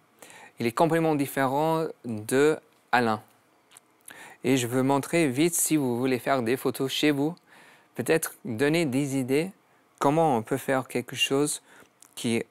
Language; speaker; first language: French; non-native, learner; English